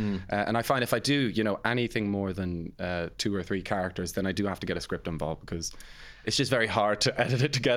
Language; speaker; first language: English; native; English